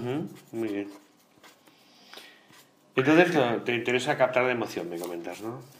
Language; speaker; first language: Spanish; native; Spanish